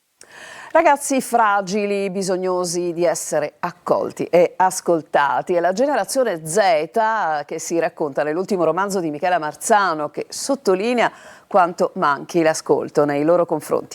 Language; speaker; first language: Italian; native; Italian